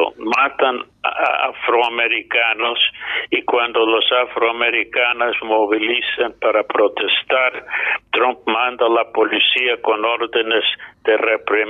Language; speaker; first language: Spanish; non-native, fluent; English